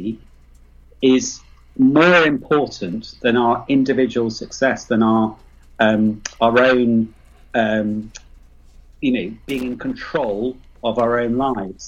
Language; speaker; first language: English; native; English